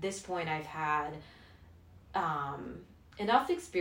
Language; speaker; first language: English; non-native, local second language; Korean